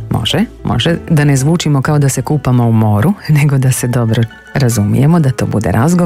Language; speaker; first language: Croatian; native; Croatian